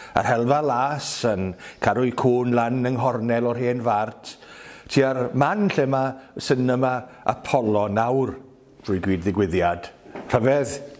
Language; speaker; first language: Welsh; native; Welsh